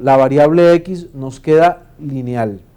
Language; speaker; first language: Spanish; native; Spanish